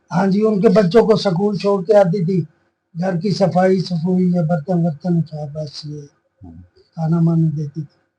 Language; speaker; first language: Urdu; non-native, local second language; Punjabi